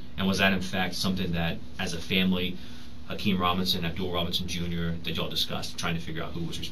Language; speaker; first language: English; native; English